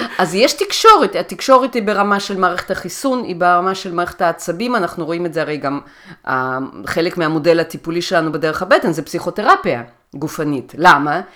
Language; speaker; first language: Hebrew; early bilingual, other home language; Russian